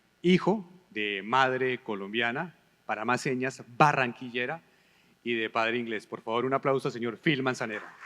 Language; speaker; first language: Spanish; native; Spanish